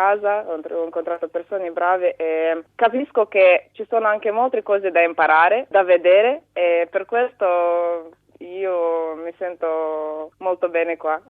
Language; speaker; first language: Italian; non-native, fluent; Romanian